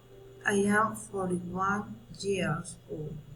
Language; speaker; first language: English; non-native, learner; Spanish